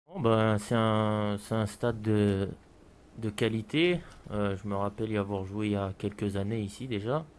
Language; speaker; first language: French; native; French